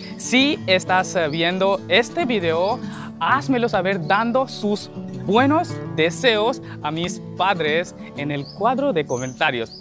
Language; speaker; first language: Spanish; non-native, learner; Hindi